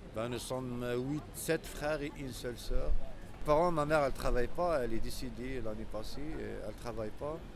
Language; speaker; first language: French; non-native, local second language; Arabic